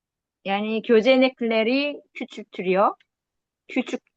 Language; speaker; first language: Turkish; non-native, learner; Korean